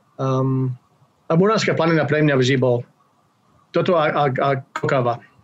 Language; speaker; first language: Slovak; non-native, fluent; English